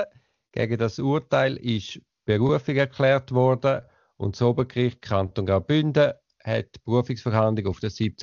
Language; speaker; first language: German; native; German